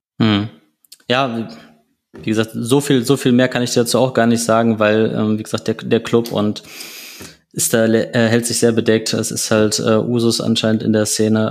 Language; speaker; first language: German; native; German